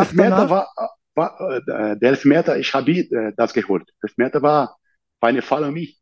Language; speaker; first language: German; non-native, learner; Portuguese